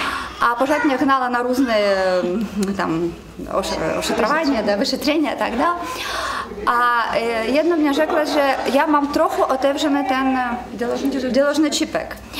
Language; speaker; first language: Czech; non-native, learner; Russian